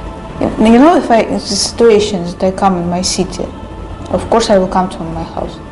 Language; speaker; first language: English; non-native, learner; Russian